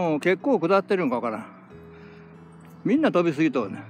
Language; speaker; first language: Japanese; native; Japanese